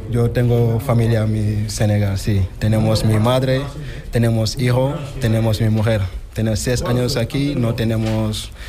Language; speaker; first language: Spanish; non-native, learner; Wolof